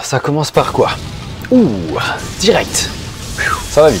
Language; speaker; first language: French; early bilingual, other home language; Vietnamese